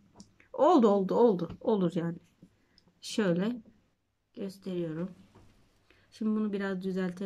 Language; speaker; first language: Turkish; native; Turkish